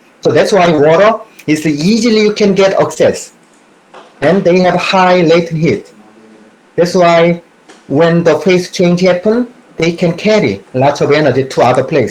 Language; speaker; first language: English; non-native, fluent; Korean